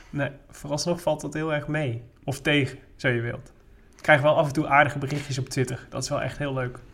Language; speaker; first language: Dutch; native; Dutch